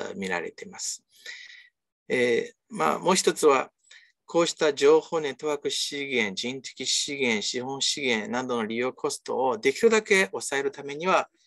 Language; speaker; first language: Japanese; non-native, fluent; Chinese